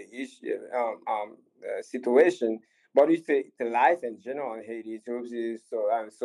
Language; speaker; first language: English; non-native, fluent; Haitian Creole